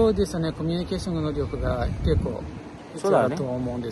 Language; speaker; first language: Japanese; non-native, fluent; Portuguese